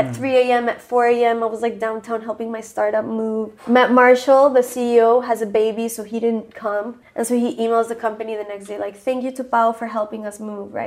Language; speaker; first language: English; early bilingual, other home language; Spanish